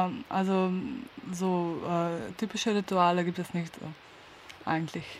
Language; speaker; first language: German; non-native, learner; Slovenian